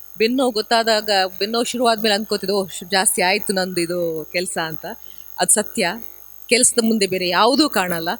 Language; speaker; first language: Kannada; non-native, local second language; Tulu